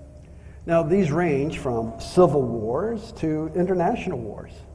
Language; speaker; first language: English; native; English